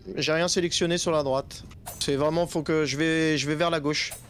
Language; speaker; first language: French; native; French